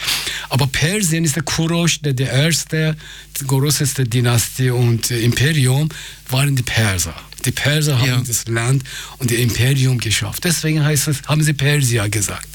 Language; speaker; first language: German; non-native, fluent; Persian